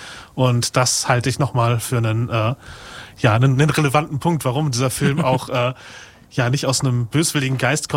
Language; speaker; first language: German; native; German